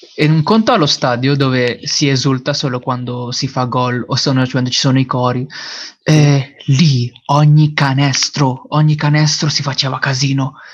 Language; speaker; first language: Italian; early bilingual, other home language; Filipino